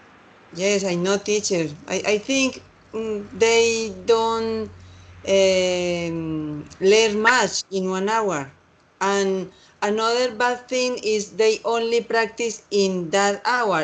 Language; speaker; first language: English; non-native, learner; Spanish